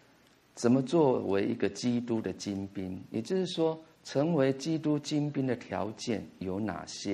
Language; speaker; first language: Chinese; native; Chinese